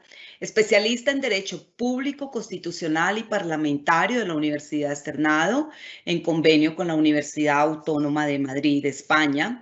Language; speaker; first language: Spanish; native; Spanish